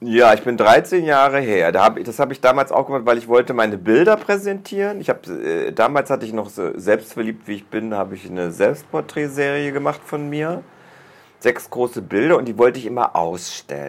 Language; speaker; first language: German; native; German